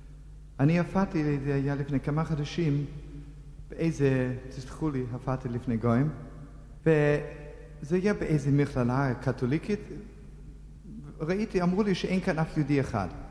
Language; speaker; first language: Hebrew; non-native, fluent; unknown